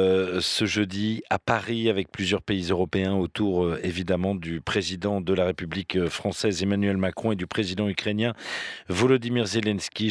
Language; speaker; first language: French; native; French